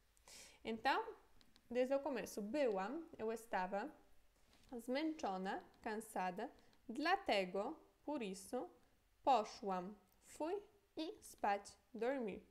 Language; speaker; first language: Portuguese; non-native, fluent; Polish